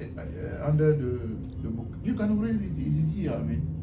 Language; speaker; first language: English; non-native, learner; French